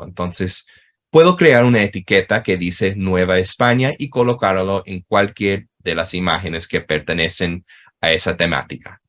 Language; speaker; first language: Spanish; non-native, fluent; English